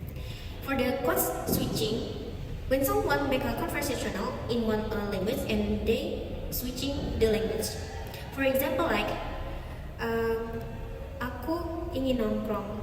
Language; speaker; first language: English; non-native, learner; Minangkabau